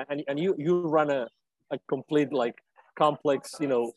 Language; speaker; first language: English; non-native, fluent; Spanish